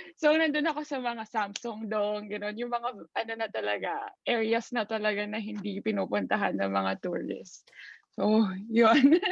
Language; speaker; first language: Filipino; native; Filipino